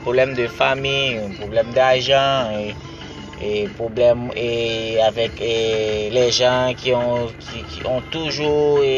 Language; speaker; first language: French; non-native, learner; Haitian Creole